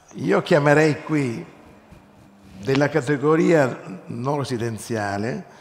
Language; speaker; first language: Italian; native; Italian